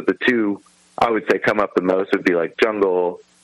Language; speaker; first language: English; native; English